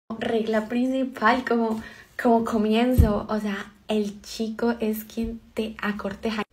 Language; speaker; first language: Spanish; native; Spanish